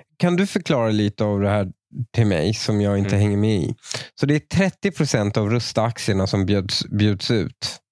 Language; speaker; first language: Swedish; native; Swedish